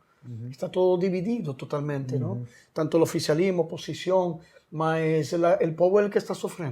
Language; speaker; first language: Portuguese; non-native, learner; Spanish